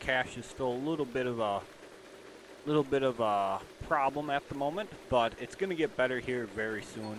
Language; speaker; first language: English; native; English